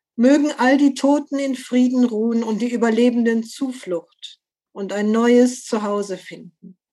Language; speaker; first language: German; native; German